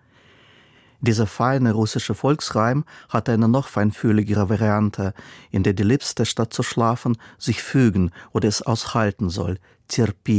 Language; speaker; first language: German; non-native, fluent; Russian